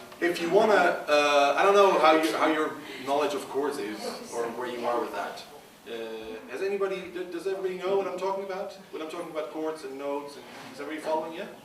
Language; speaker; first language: English; non-native, fluent; Dutch